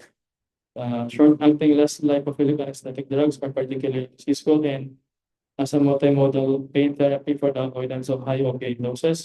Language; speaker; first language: English; non-native, local second language; Filipino